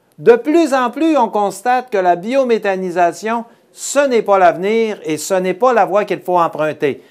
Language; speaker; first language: French; native; French